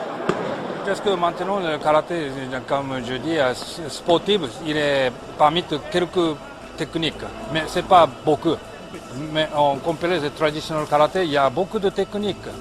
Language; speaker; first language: French; non-native, learner; Japanese